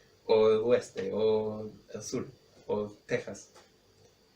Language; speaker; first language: Spanish; non-native, fluent; English